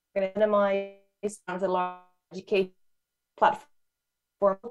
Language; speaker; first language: English; non-native, fluent; Dutch